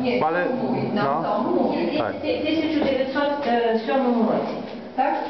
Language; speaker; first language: Polish; non-native, learner; Ukrainian